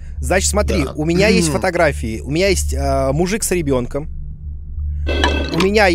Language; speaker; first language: Russian; native; Russian